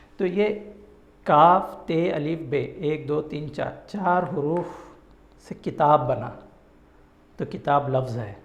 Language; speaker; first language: Urdu; native; Urdu